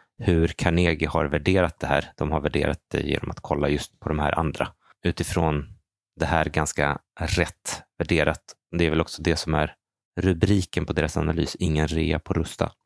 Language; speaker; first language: Swedish; native; Swedish